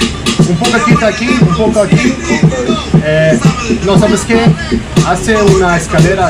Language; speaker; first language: Spanish; non-native, learner; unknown